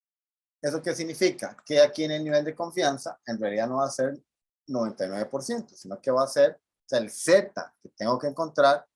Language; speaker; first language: Spanish; native; Spanish